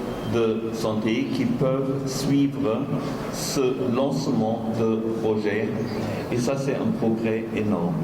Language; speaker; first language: French; non-native, fluent; German